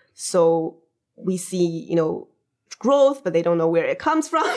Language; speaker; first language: English; non-native, fluent; Chinese